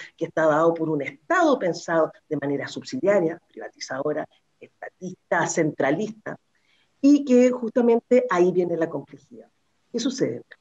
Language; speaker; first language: Spanish; native; Spanish